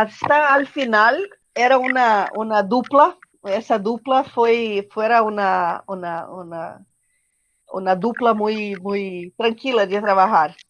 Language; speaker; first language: Spanish; non-native, learner; Portuguese